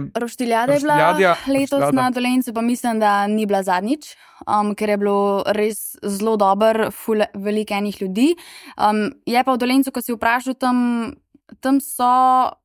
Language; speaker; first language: Slovenian; native; Slovenian